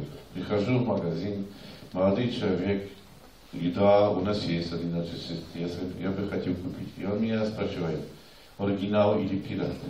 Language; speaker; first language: Russian; non-native, fluent; Polish